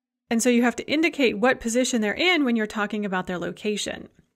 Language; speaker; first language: English; native; English